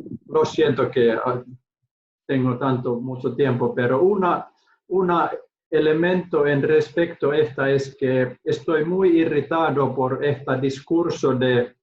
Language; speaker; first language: Spanish; non-native, learner; Finnish